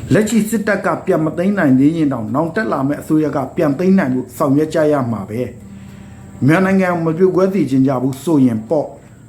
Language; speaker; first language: Burmese; native; Burmese